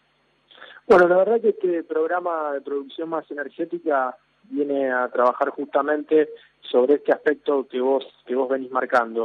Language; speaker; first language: Spanish; native; Spanish